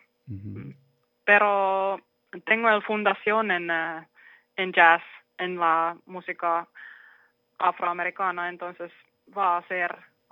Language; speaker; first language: Spanish; non-native, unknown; Finnish